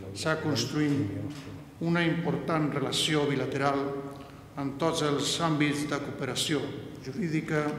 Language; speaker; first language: Catalan; non-native, local second language; Spanish